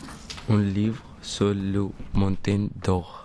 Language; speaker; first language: French; non-native, learner; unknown